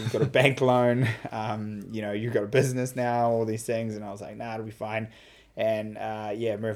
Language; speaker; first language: English; native; English